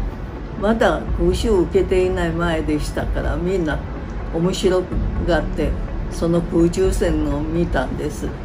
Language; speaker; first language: Japanese; non-native, local second language; Chinese